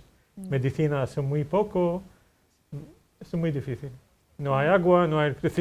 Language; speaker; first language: Spanish; non-native, fluent; Arabic